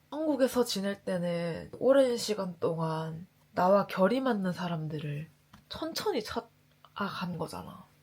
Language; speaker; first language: Korean; native; Korean